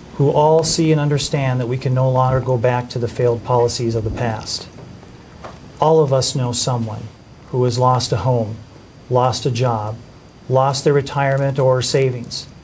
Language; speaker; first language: English; native; English